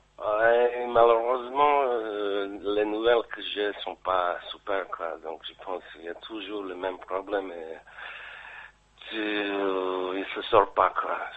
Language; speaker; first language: French; non-native, fluent; Bosnian